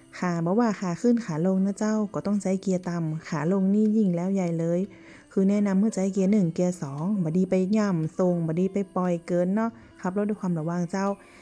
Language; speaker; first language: Thai; native; Thai